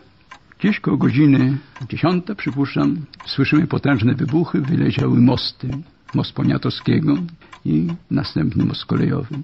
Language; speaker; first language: Polish; native; Polish